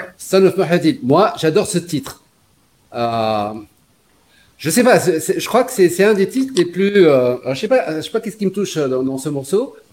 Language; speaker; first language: French; non-native, local second language; Arabic